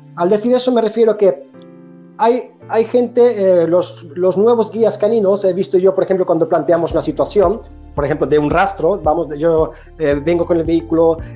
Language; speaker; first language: Spanish; native; Spanish